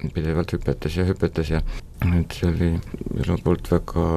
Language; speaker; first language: Estonian; native; Estonian